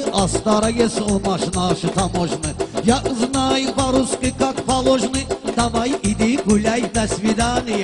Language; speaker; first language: Russian; non-native, learner; Talysh